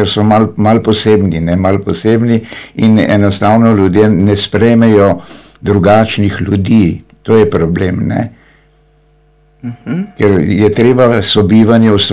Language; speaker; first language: Slovenian; native; Slovenian